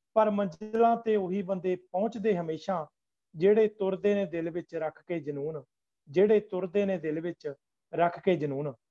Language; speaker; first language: Hindi; native; Hindi